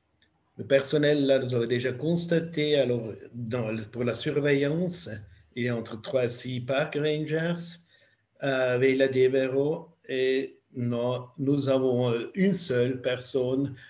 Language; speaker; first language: French; non-native, fluent; German